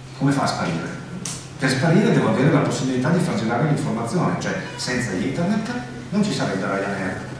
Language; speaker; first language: Italian; early bilingual, heritage; Italian